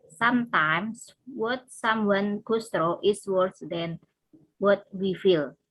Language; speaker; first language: English; non-native, learner; Indonesian